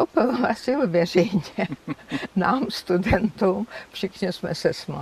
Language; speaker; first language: Czech; non-native, fluent; Georgian